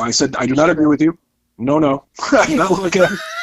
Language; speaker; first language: English; native; English